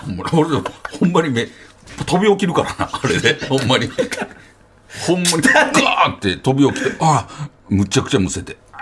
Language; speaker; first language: Japanese; native; Japanese